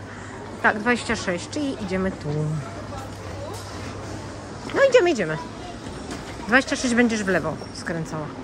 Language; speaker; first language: Polish; native; Polish